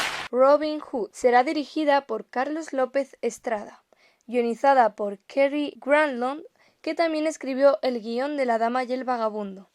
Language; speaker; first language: Spanish; native; Spanish